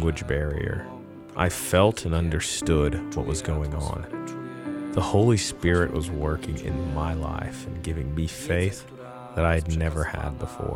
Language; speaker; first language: English; non-native, fluent; Polish